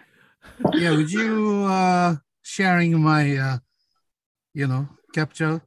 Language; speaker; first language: English; non-native, learner; Japanese